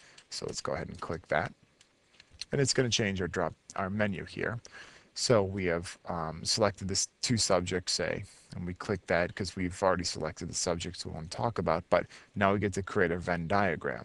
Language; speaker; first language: English; native; English